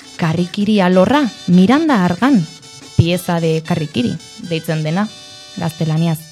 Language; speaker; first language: Basque; native; Basque